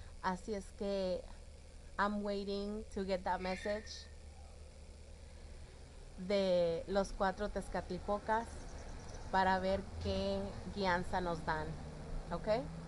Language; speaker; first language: Spanish; early bilingual, heritage; Spanish